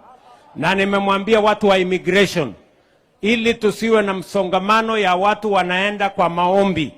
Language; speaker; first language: Swahili; non-native, local second language; Kalenjin